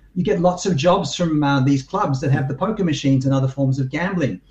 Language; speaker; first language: English; native; English